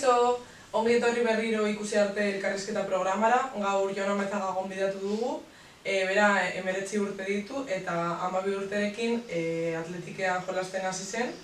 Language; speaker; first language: Basque; non-native, local second language; Spanish